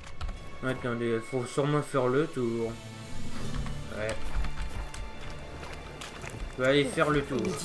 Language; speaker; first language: French; native; French